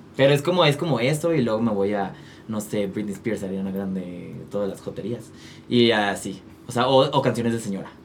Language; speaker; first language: Spanish; native; Spanish